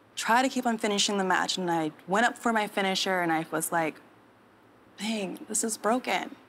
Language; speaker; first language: English; native; English